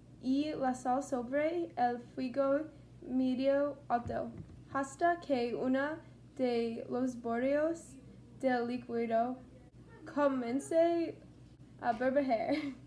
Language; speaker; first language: Spanish; non-native, learner; English